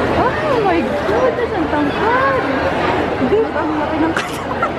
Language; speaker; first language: Filipino; native; Filipino